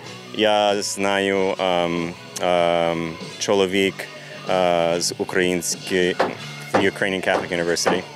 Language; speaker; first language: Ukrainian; early bilingual, heritage; English